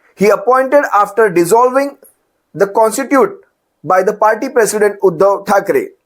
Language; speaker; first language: English; non-native, local second language; Marathi